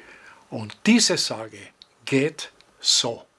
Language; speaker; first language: German; non-native, fluent; Greek